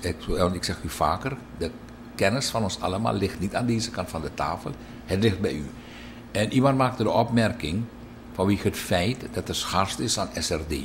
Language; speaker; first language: Dutch; native; Dutch